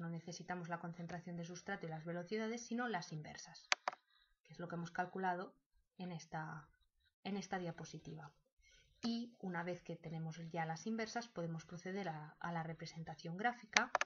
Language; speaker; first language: Spanish; native; Spanish